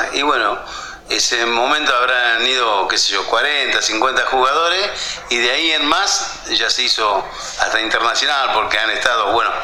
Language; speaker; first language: Spanish; native; Spanish